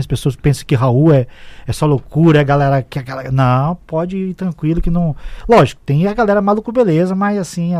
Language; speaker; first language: Portuguese; native; Portuguese